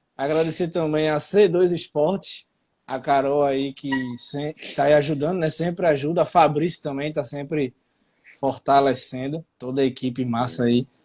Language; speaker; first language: Portuguese; native; Portuguese